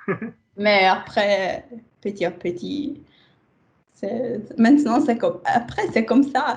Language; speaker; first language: French; non-native, fluent; Italian